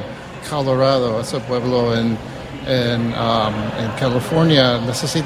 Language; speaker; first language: Spanish; early bilingual, heritage; English